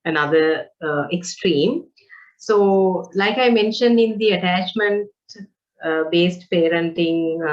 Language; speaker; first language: English; non-native, local second language; Sinhala